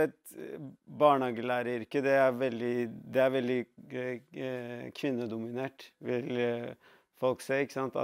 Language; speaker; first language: Norwegian; early bilingual, other home language; Tamil